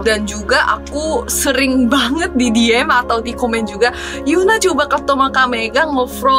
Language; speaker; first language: Indonesian; non-native, fluent; Korean